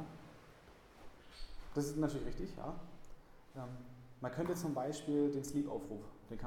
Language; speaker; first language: German; native; German